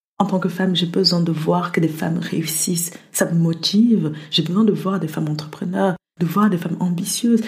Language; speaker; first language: French; early bilingual, other home language; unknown